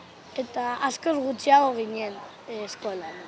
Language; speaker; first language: Basque; non-native, local second language; Spanish